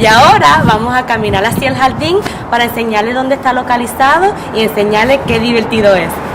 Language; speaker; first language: Spanish; early bilingual, heritage; Spanish